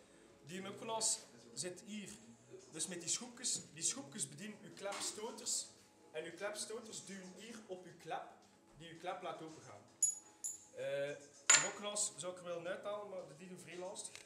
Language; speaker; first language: Dutch; native; Dutch